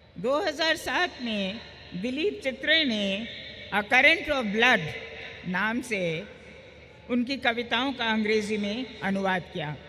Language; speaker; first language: Hindi; native; Hindi